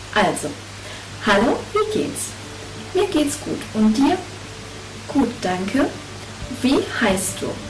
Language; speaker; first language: German; non-native, fluent; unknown